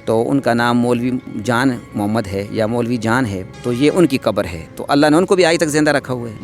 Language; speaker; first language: Urdu; non-native, local second language; Northern Hindko